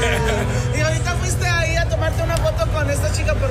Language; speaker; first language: Spanish; early bilingual, heritage; Spanish